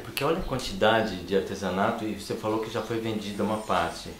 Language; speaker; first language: Portuguese; native; Portuguese